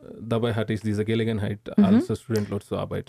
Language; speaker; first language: German; non-native, learner; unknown